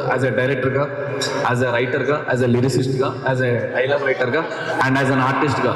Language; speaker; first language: Telugu; native; Telugu